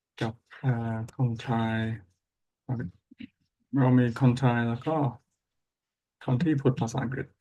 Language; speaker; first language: Thai; non-native, learner; English